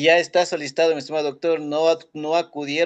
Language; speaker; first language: Spanish; native; Spanish